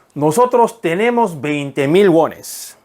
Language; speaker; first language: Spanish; non-native, fluent; Korean